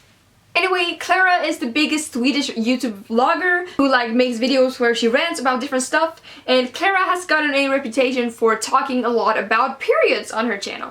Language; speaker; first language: English; non-native, fluent; Swedish